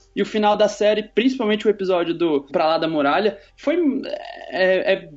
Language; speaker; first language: Portuguese; native; Portuguese